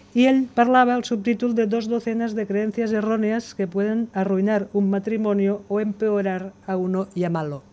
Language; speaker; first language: Spanish; non-native, local second language; Catalan